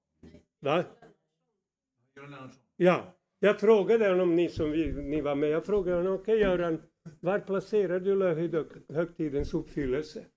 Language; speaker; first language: Swedish; non-native, fluent; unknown